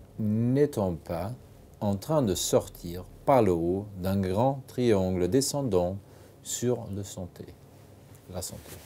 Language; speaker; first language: French; native; French